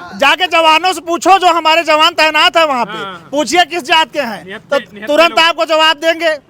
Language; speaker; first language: Hindi; native; Hindi